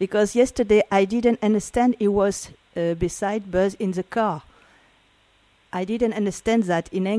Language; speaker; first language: English; non-native, learner; French